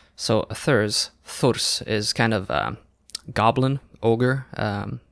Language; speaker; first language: English; non-native, fluent; Norwegian